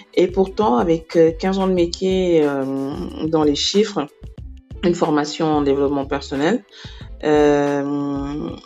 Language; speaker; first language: French; non-native, local second language; Wolof